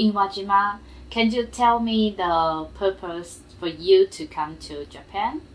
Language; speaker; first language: English; non-native, learner; Japanese